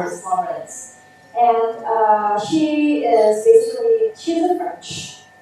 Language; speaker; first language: English; non-native, fluent; Indonesian